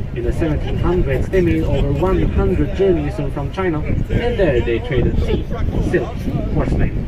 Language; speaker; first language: English; non-native, fluent; Swedish